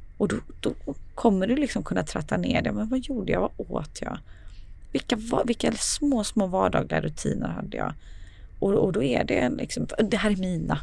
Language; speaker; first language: Swedish; early bilingual, other home language; Serbian